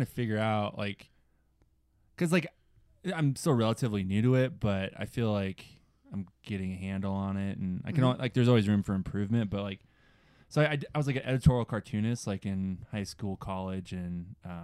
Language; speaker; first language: English; native; English